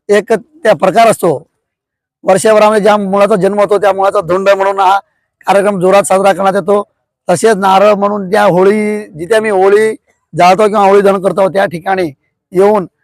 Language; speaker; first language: Marathi; non-native, local second language; Lambadi